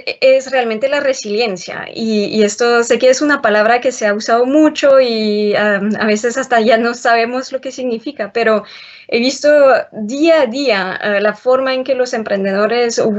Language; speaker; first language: Spanish; non-native, fluent; French